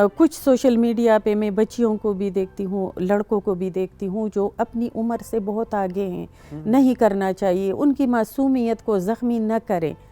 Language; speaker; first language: Urdu; non-native, local second language; Pashto